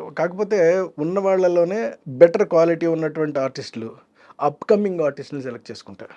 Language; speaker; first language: Telugu; native; Telugu